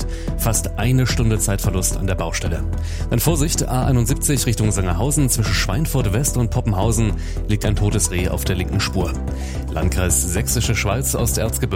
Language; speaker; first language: German; native; German